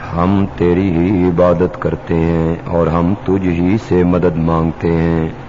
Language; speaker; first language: Urdu; non-native, local second language; Punjabi